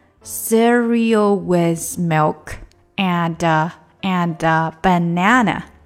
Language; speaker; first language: English; non-native, fluent; Chinese